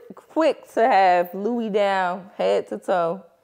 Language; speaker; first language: English; native; English